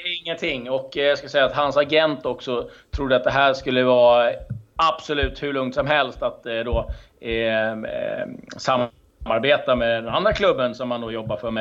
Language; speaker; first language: Swedish; native; Swedish